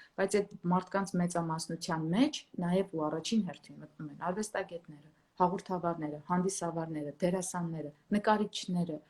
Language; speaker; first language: Armenian; native; Armenian